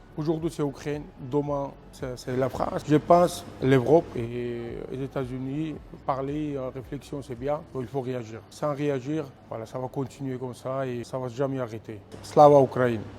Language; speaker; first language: French; non-native, fluent; Georgian